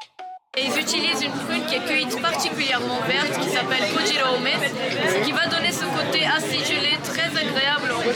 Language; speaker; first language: French; native; French